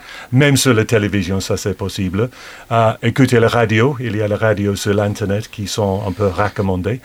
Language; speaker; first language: French; non-native, fluent; English